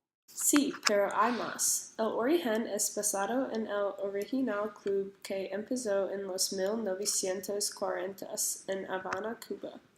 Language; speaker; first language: Spanish; non-native, learner; English